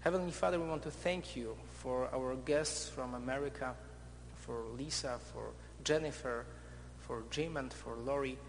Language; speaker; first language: English; non-native, fluent; Polish